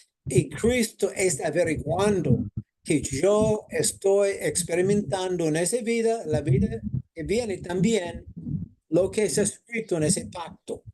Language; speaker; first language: Spanish; non-native, fluent; English